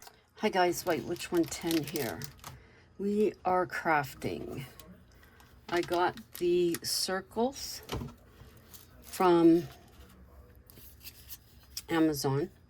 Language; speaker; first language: English; native; English